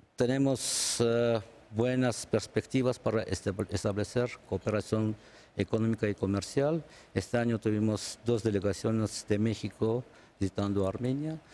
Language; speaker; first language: Spanish; non-native, fluent; Armenian